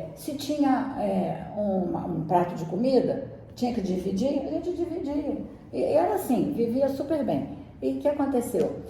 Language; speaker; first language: Portuguese; native; Portuguese